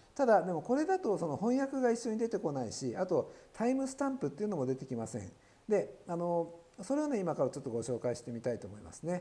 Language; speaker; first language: Japanese; native; Japanese